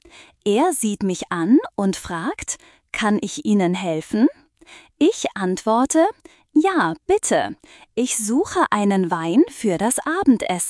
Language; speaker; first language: German; non-native, fluent; Turkish